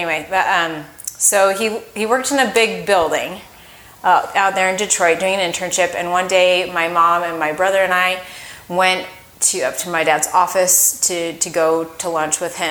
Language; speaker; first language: English; native; English